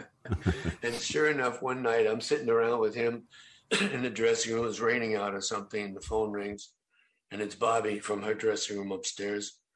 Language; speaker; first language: English; native; English